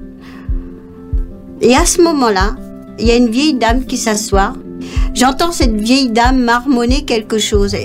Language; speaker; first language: French; non-native, local second language; Morisyen